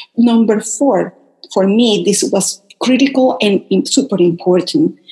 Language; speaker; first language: English; non-native, fluent; Spanish